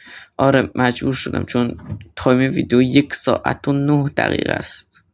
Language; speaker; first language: Persian; native; Persian